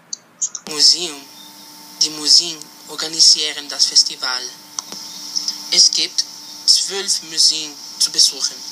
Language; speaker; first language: German; non-native, learner; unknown